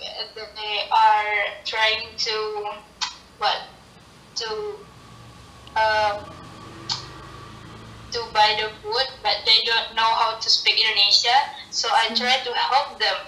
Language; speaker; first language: English; non-native, learner; Indonesian